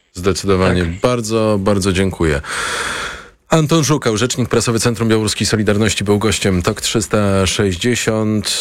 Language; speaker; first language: Polish; native; Polish